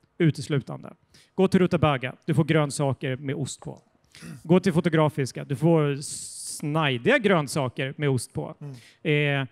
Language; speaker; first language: Swedish; native; Swedish